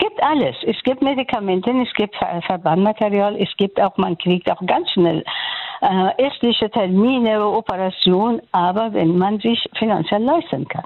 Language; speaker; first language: German; non-native, learner; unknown